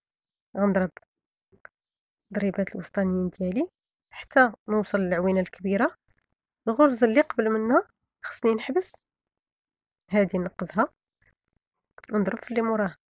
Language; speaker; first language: Arabic; native; Arabic